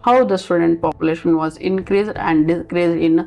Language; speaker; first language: English; non-native, local second language; Kannada